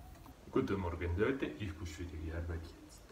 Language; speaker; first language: German; non-native, learner; Russian